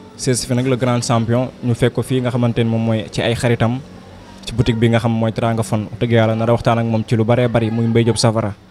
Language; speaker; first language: Wolof; native; Wolof